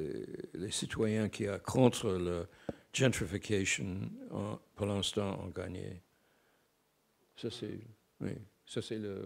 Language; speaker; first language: French; non-native, fluent; English